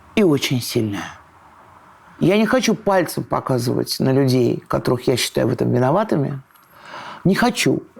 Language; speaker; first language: Russian; native; Russian